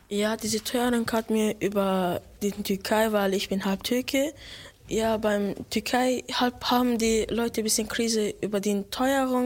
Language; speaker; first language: German; non-native, local second language; Turkish